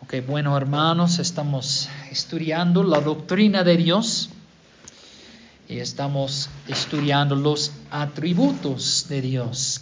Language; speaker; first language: Spanish; non-native, fluent; English